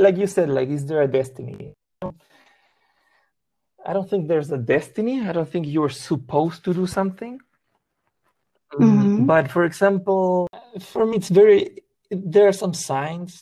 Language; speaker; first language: English; non-native, fluent; Spanish